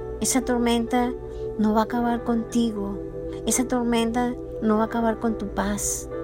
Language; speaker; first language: Spanish; native; Spanish